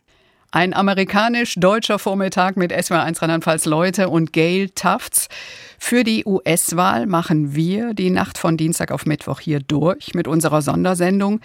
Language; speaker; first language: German; native; German